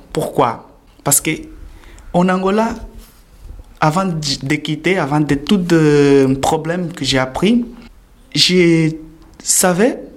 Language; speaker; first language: French; non-native, learner; Portuguese